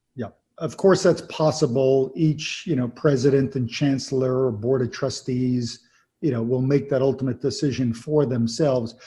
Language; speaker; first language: English; native; English